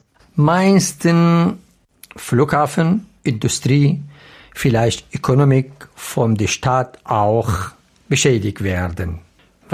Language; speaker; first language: German; non-native, learner; Arabic